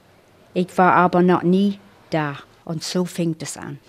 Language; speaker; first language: German; non-native, fluent; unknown